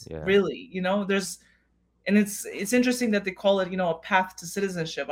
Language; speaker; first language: English; non-native, fluent; Russian